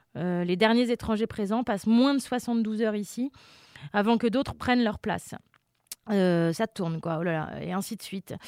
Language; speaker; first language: French; native; French